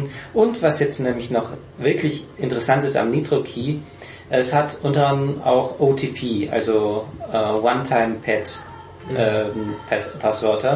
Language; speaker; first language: German; native; German